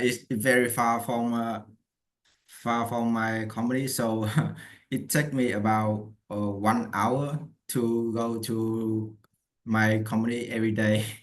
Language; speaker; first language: English; non-native, learner; Vietnamese